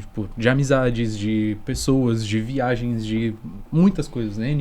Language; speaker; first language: Portuguese; native; Portuguese